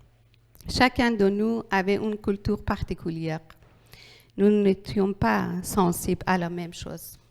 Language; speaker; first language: French; non-native, learner; Persian